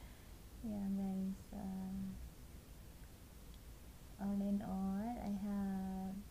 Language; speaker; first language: English; non-native, local second language; Cebuano